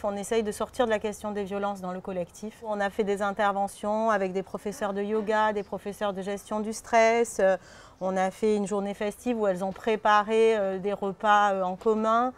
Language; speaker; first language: French; native; French